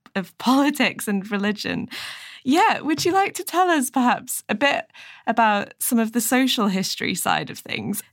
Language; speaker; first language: English; native; English